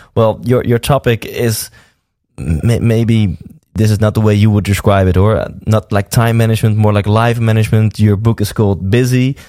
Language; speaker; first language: English; non-native, fluent; Dutch